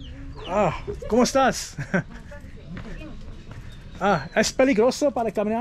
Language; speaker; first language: Spanish; non-native, learner; English